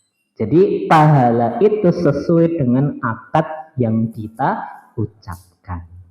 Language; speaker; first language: Indonesian; native; Indonesian